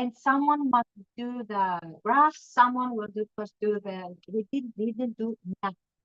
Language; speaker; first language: English; non-native, learner; Greek